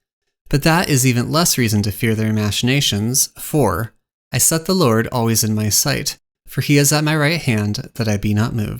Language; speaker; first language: English; native; English